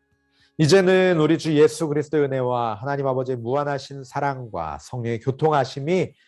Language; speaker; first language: Korean; native; Korean